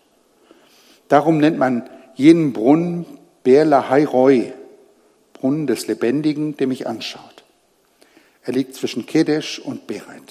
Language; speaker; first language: German; native; German